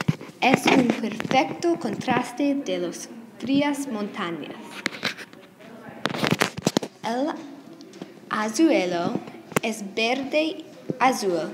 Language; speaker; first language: Spanish; non-native, learner; English